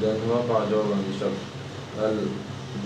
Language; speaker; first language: Arabic; non-native, learner; Chechen